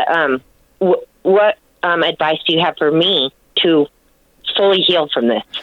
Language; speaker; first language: English; native; English